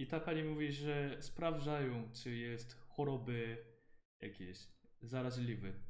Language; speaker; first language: Polish; non-native, learner; Korean